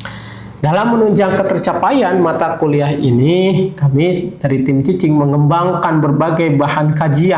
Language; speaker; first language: Indonesian; native; Indonesian